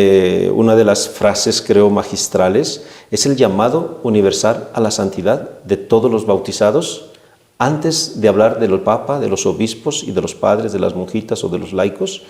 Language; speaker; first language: Spanish; native; Spanish